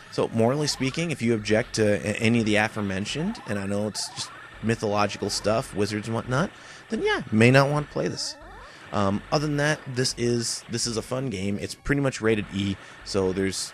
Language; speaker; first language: English; native; English